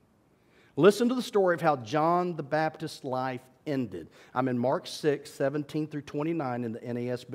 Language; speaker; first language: English; native; English